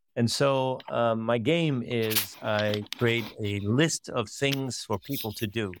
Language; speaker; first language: English; early bilingual, other home language; Dutch